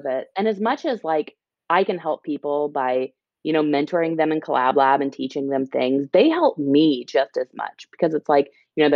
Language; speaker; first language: English; native; English